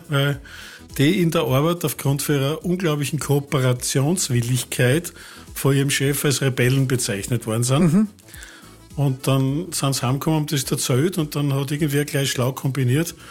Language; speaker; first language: German; native; German